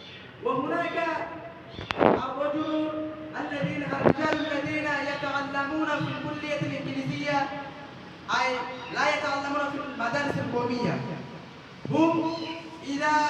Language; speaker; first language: Arabic; non-native, fluent; Bangla